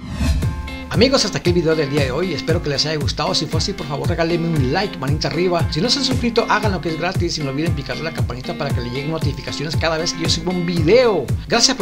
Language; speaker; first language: Spanish; native; Spanish